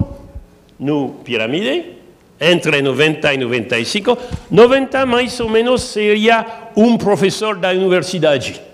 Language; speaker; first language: Portuguese; non-native, learner; French